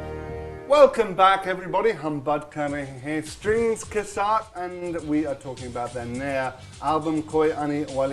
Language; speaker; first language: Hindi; non-native, learner; English